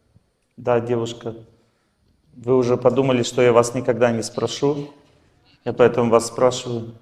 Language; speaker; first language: Russian; native; Russian